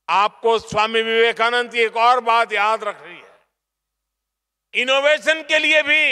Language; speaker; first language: Hindi; non-native, local second language; Gujarati